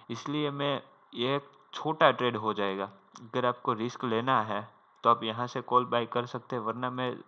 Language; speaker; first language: Hindi; non-native, local second language; Gujarati